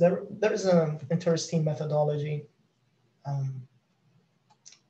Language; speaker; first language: English; non-native, fluent; Portuguese